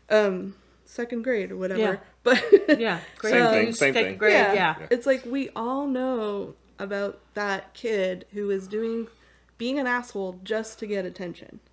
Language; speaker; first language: English; native; English